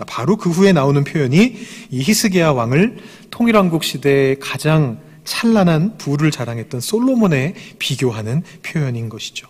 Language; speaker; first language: Korean; native; Korean